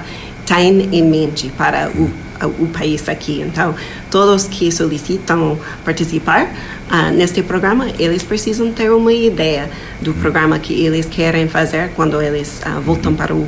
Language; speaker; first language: Portuguese; non-native, fluent; English